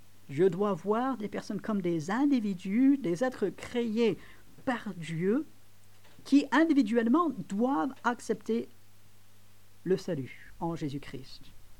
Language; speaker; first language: French; non-native, fluent; English